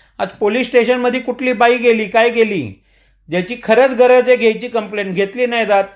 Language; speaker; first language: Marathi; non-native, local second language; Marwari